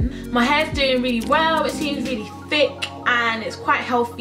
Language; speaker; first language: English; native; English